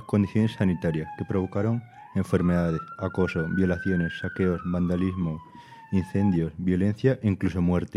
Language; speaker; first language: Spanish; native; Spanish